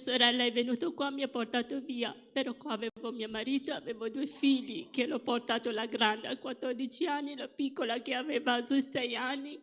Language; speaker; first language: Italian; non-native, fluent; Morisyen